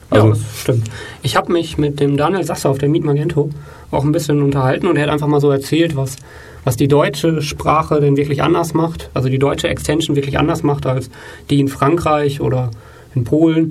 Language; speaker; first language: German; native; German